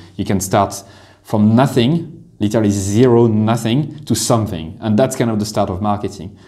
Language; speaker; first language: English; non-native, fluent; French